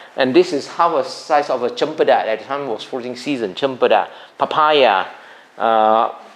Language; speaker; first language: English; non-native, local second language; Min Nan Chinese